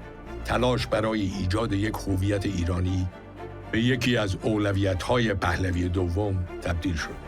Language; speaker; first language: Persian; native; Persian